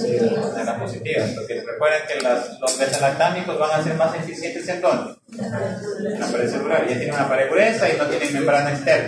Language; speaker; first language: Spanish; native; Spanish